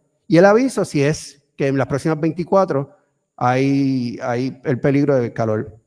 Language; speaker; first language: Spanish; native; Spanish